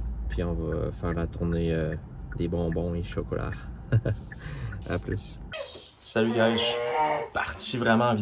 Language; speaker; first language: French; native; French